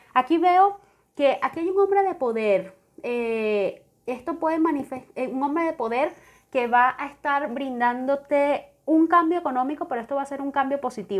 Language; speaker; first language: Spanish; native; Spanish